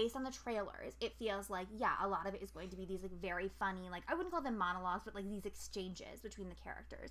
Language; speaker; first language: English; native; English